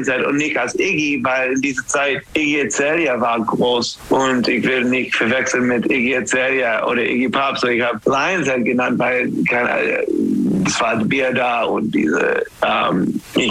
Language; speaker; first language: German; non-native, learner; English